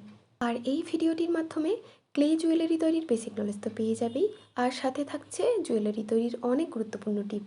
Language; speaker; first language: Bangla; native; Bangla